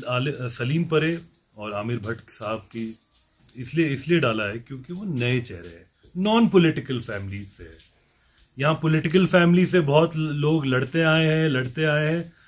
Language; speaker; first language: Hindi; non-native, local second language; Kashmiri